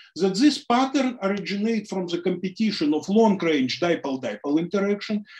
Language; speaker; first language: English; non-native, fluent; Russian